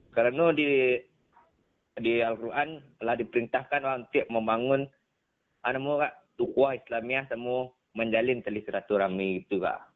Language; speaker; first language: Indonesian; non-native, local second language; Minangkabau